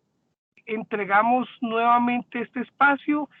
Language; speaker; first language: Spanish; native; Spanish